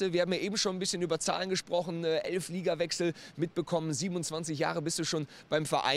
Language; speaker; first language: German; native; German